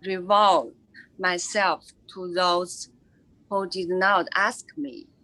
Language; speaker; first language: English; non-native, fluent; Chinese